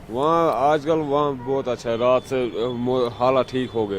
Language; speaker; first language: Hindi; non-native, local second language; Kashmiri